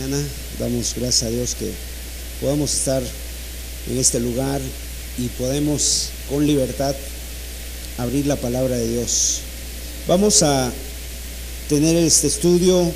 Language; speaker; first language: Spanish; native; Spanish